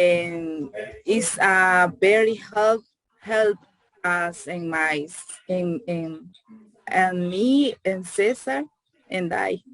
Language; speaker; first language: English; non-native, learner; Spanish